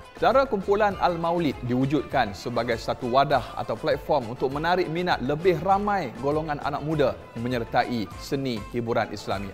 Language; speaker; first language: Malay; native; Malay